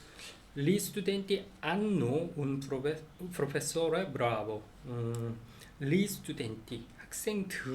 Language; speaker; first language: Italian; non-native, learner; Korean